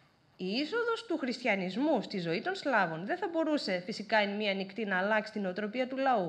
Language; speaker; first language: Greek; native; Greek